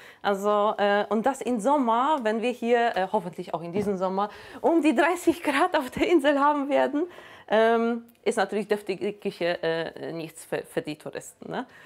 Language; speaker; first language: German; non-native, fluent; Polish